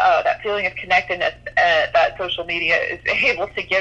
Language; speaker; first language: English; native; English